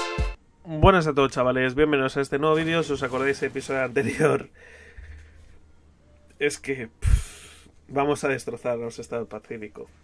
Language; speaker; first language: Spanish; native; Spanish